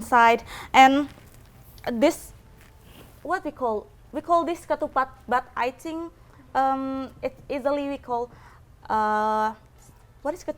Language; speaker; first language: English; non-native, learner; Indonesian